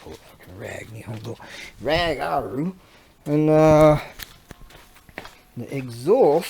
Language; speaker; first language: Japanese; non-native, learner; English